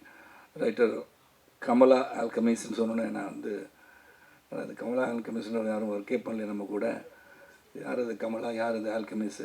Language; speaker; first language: Tamil; native; Tamil